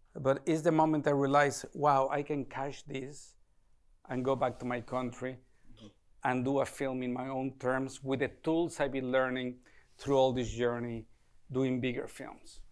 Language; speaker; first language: English; non-native, fluent; Spanish